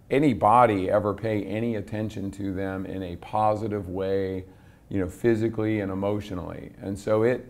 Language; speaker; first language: English; native; English